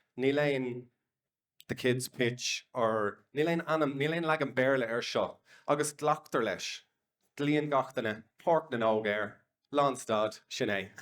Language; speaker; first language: Irish; non-native, local second language; English